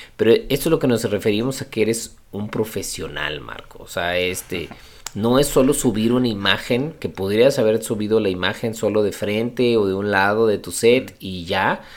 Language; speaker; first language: Spanish; native; Spanish